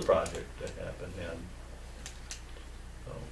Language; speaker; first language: English; native; English